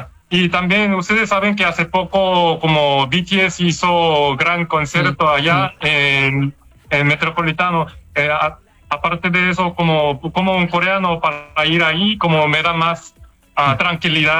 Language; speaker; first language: Spanish; non-native, fluent; Korean